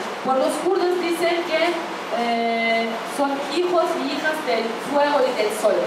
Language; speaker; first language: Spanish; non-native, fluent; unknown